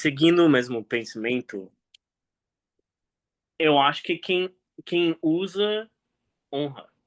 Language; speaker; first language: Portuguese; non-native, fluent; English